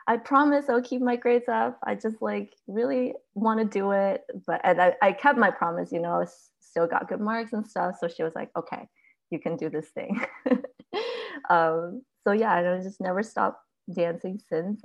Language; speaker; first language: English; early bilingual, other home language; Chinese